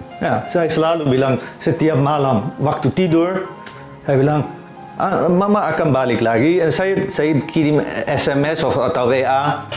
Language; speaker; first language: Indonesian; non-native, fluent; Dutch